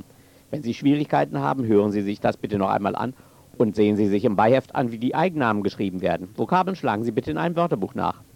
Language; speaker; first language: German; native; German